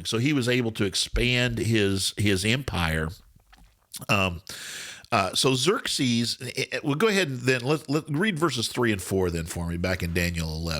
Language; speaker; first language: English; native; English